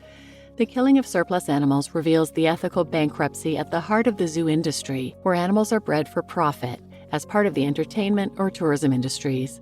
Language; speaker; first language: English; native; English